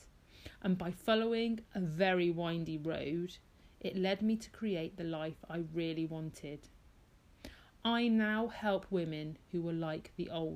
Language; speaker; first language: English; native; English